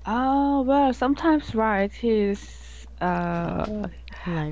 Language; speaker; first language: English; non-native, learner; Korean